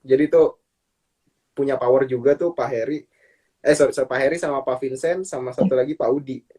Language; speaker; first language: Indonesian; native; Indonesian